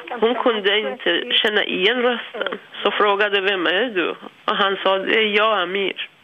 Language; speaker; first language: Swedish; non-native, fluent; Persian